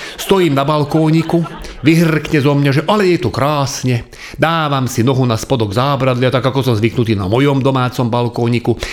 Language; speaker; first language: Slovak; non-native, local second language; Hungarian